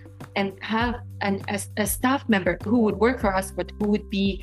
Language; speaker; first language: English; non-native, fluent; Kyrgyz